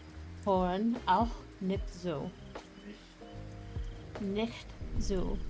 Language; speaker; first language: German; non-native, learner; English